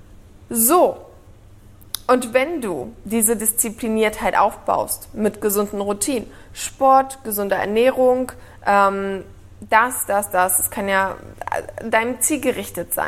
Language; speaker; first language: German; native; German